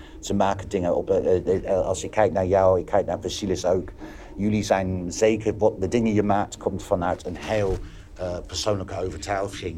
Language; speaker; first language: Dutch; non-native, fluent; English